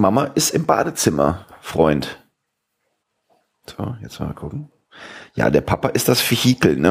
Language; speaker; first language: German; native; German